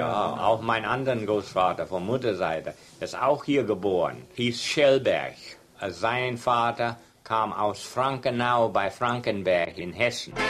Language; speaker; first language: German; early bilingual, heritage; German